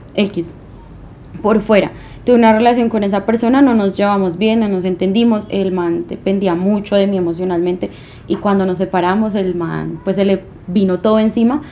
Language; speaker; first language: Spanish; native; Spanish